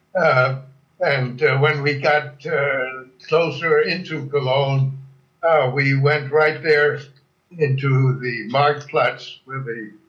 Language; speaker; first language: English; non-native, fluent; German